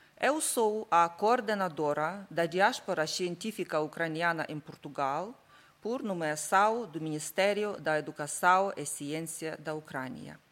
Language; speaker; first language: Portuguese; non-native, learner; Ukrainian